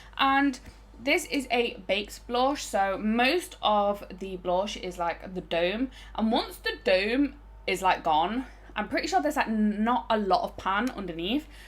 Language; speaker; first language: English; native; English